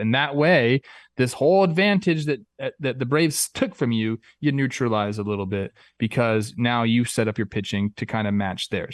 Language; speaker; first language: English; native; English